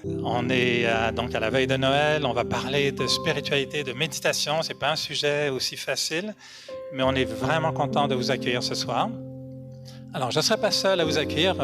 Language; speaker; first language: French; native; French